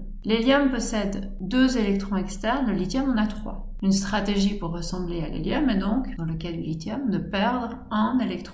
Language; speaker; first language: French; native; French